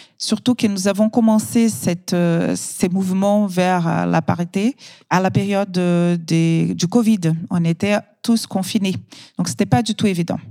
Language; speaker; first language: French; non-native, fluent; Portuguese